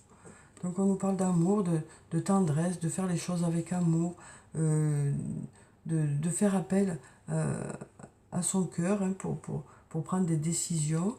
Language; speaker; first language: French; native; French